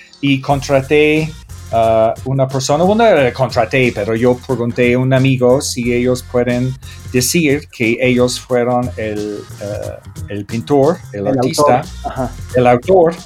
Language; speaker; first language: Spanish; non-native, fluent; English